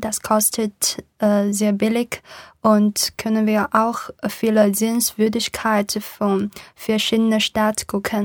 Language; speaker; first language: German; non-native, learner; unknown